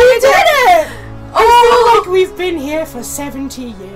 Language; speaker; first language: English; native; English